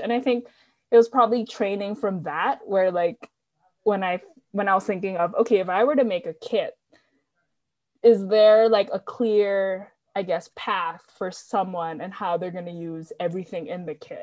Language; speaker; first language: English; non-native, local second language; Filipino